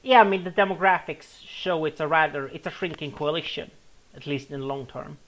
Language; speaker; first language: English; non-native, fluent; Swedish